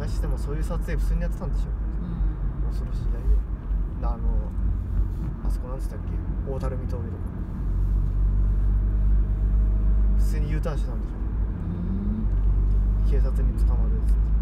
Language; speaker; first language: Japanese; native; Japanese